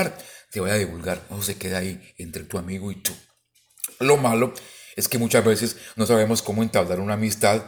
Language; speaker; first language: Spanish; native; Spanish